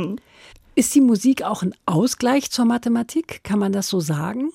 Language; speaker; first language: German; native; German